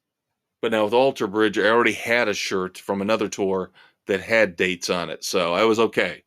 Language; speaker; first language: English; native; English